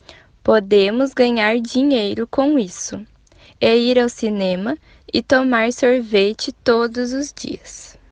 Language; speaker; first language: Portuguese; non-native, learner; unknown